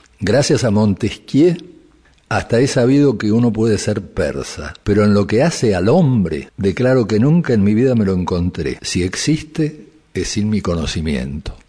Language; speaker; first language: Spanish; native; Spanish